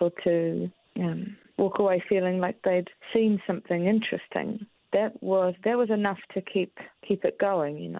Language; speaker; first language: English; native; English